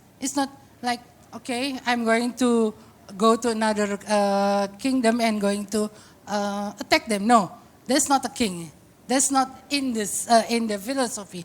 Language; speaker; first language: English; non-native, fluent; Indonesian